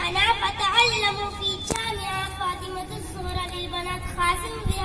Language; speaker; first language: Arabic; non-native, learner; Urdu